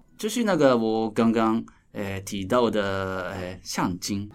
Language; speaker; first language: Chinese; non-native, fluent; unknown